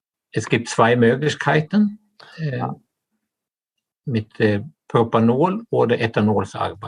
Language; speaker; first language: German; non-native, fluent; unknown